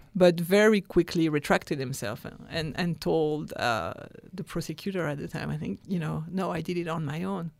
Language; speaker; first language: English; non-native, fluent; French